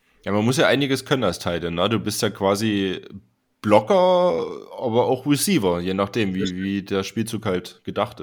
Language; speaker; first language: German; native; German